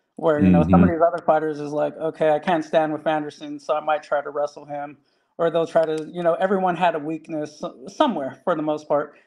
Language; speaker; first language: English; native; English